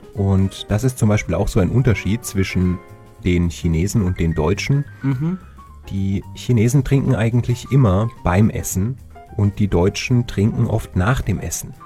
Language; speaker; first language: German; native; German